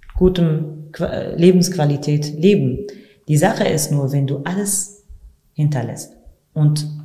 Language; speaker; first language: German; non-native, fluent; Arabic